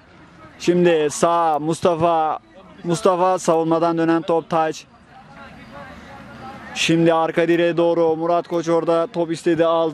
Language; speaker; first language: Turkish; native; Turkish